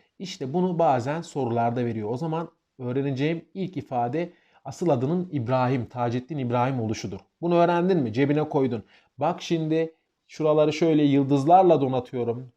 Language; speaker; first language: Turkish; native; Turkish